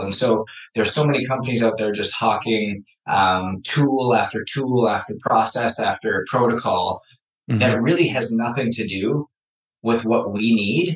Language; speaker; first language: English; native; English